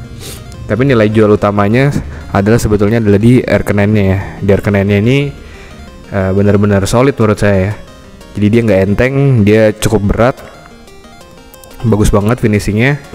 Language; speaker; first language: Indonesian; native; Indonesian